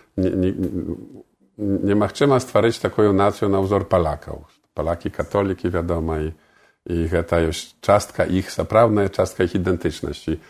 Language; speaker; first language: Polish; non-native, local second language; Belarusian